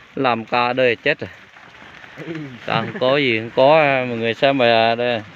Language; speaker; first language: Vietnamese; non-native, local second language; Jarai